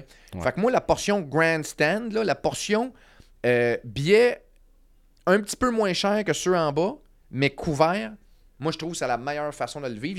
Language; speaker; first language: French; native; French